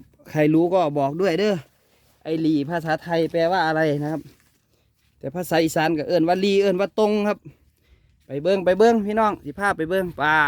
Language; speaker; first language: Thai; non-native, local second language; Northeastern Thai